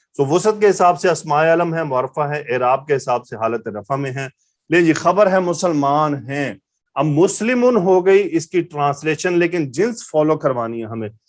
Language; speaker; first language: Urdu; native; Urdu